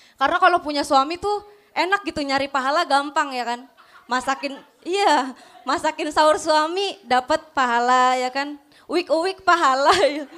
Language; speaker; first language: Indonesian; native; Indonesian